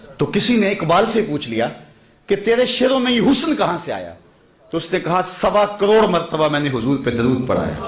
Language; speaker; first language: Urdu; non-native, local second language; Punjabi